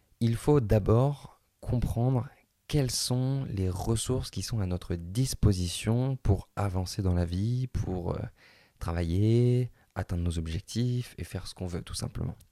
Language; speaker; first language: French; native; French